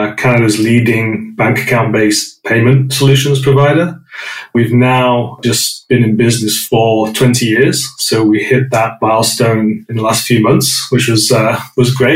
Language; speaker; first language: English; native; English